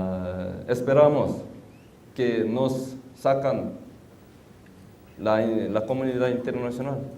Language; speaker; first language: Spanish; non-native, fluent; Korean